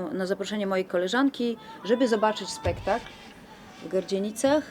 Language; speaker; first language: Polish; non-native, fluent; Bulgarian